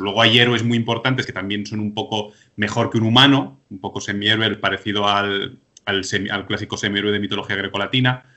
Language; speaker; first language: Spanish; native; Spanish